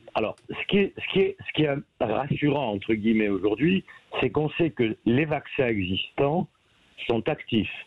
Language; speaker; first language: French; native; French